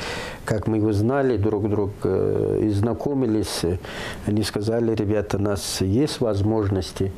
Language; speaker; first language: Russian; non-native, learner; Pashto